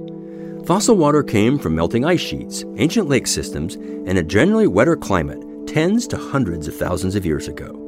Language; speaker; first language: English; native; English